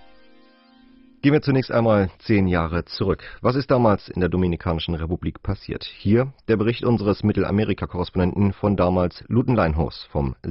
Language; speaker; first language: German; native; German